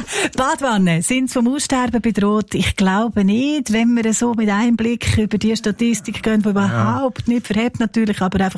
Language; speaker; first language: German; native; German